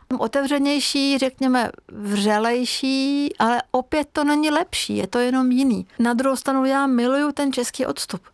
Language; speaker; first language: Czech; non-native, fluent; Hungarian